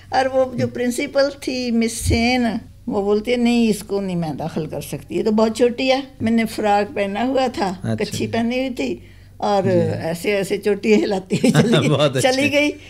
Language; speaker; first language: Hindi; non-native, local second language; Punjabi